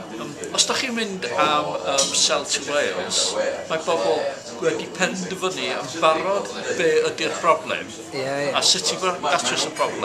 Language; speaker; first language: Welsh; non-native, fluent; English